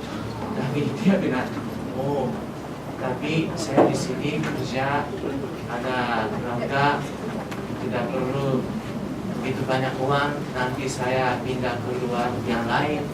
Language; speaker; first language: Indonesian; non-native, fluent; Japanese